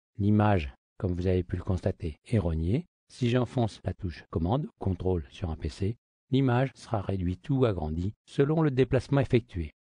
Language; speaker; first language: French; native; French